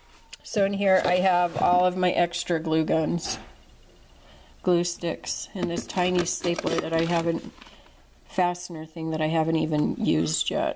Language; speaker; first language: English; native; English